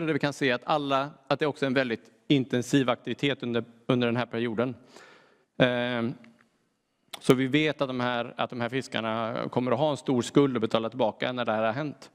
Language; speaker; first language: Swedish; native; Swedish